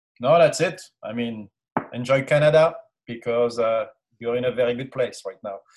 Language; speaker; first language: English; non-native, fluent; French